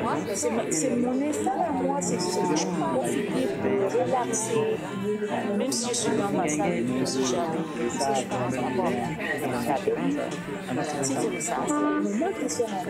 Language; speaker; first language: French; non-native, fluent; Persian